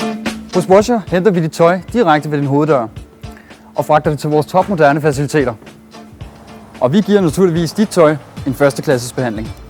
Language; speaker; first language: Danish; native; Danish